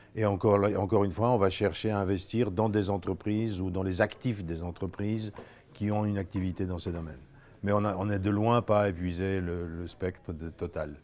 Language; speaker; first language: French; non-native, fluent; Polish